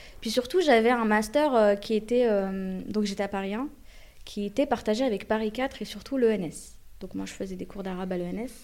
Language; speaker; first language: French; early bilingual, other home language; Arabic